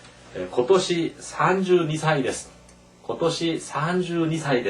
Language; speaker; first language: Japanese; non-native, fluent; Korean